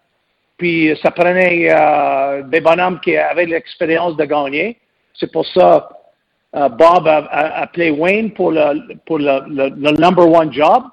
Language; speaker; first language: French; non-native, local second language; English